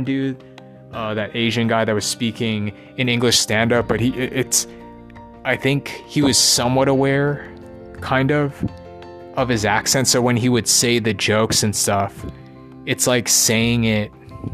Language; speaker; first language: English; native; English